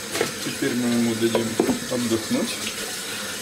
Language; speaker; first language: Russian; native; Russian